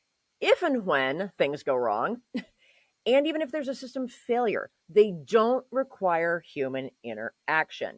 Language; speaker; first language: English; native; English